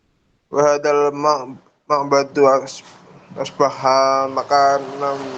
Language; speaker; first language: Arabic; non-native, learner; Indonesian